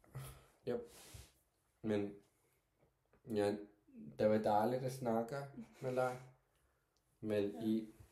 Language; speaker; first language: Danish; non-native, learner; Turkish